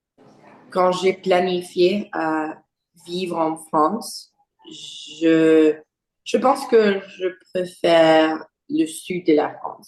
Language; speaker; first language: French; non-native, learner; English